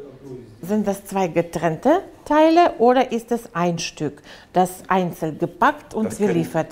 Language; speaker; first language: German; non-native, fluent; Russian